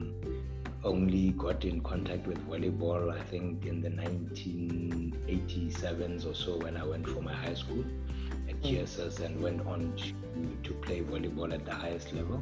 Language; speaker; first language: English; non-native, local second language; Tswana